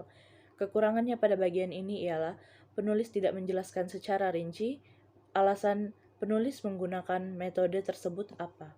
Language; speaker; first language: Indonesian; native; Indonesian